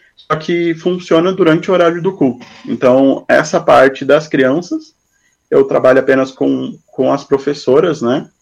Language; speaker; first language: Portuguese; native; Portuguese